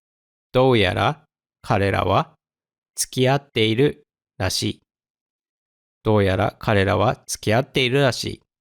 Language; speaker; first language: Japanese; non-native, fluent; English